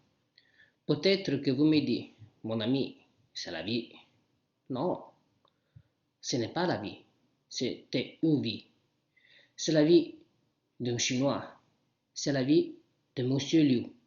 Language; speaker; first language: French; non-native, learner; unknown